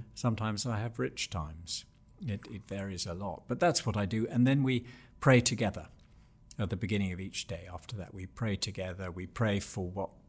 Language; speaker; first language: English; native; English